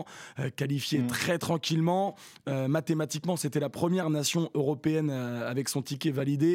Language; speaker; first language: French; native; French